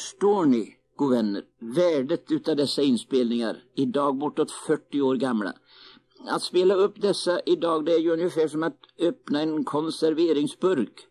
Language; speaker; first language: Swedish; native; Swedish